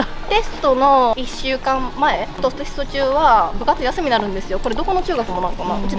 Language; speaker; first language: Japanese; native; Japanese